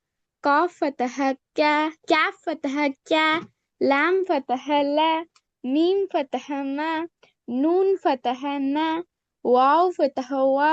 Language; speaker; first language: Arabic; non-native, learner; Tamil